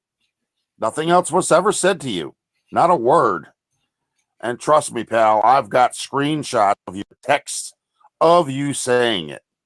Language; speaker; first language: English; native; English